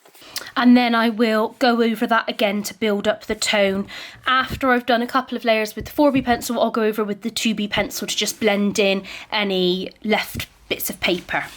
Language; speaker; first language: English; native; English